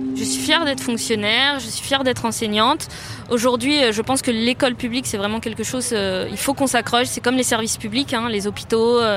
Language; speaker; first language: French; native; French